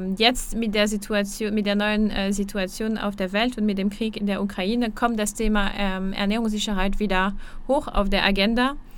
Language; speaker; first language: German; non-native, fluent; French